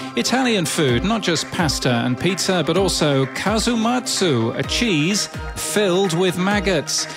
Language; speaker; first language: English; native; English